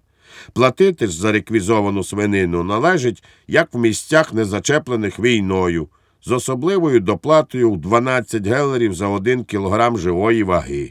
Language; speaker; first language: Ukrainian; native; Ukrainian